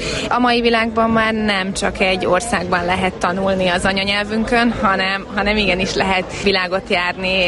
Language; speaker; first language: Hungarian; native; Hungarian